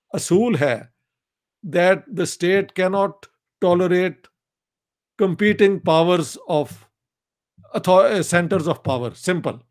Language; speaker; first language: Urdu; non-native, local second language; Punjabi